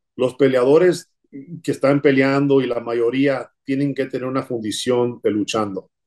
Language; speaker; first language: Spanish; early bilingual, heritage; Spanish